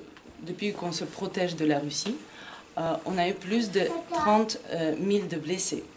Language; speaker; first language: French; non-native, fluent; Ukrainian